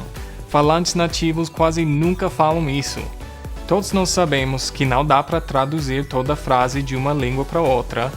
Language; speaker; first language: Portuguese; non-native, fluent; English